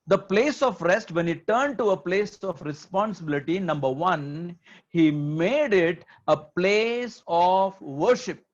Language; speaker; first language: English; non-native, local second language; Marathi